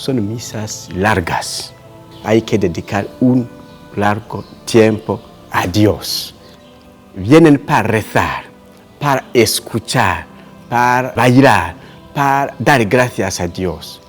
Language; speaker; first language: Spanish; non-native, local second language; Kinyarwanda